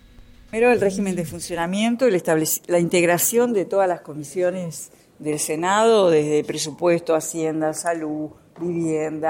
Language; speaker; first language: Spanish; native; Spanish